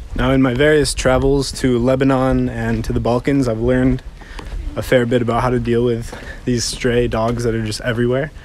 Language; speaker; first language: English; native; English